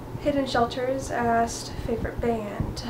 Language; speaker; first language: English; native; English